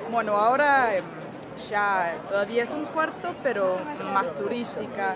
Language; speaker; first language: Spanish; non-native, fluent; Danish